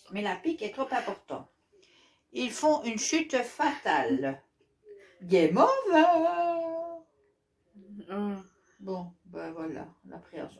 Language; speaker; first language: French; native; French